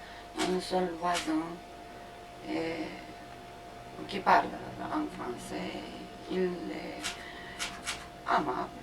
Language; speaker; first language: French; non-native, fluent; Romanian